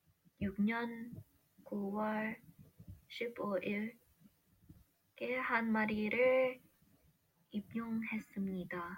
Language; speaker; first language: Korean; non-native, learner; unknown